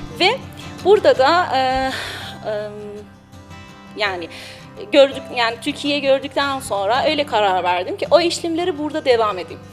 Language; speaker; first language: Turkish; non-native, learner; Persian